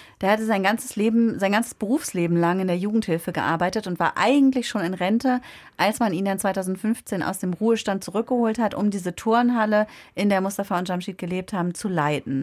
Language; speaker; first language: German; native; German